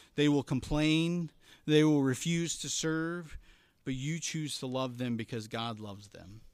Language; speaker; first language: English; native; English